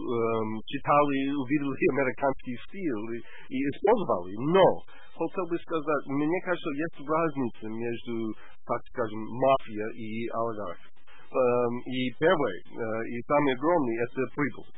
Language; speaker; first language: Russian; non-native, learner; English